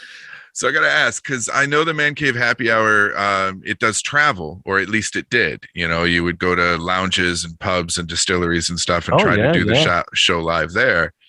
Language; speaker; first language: English; native; English